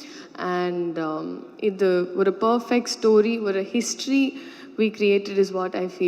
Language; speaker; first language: Tamil; non-native, fluent; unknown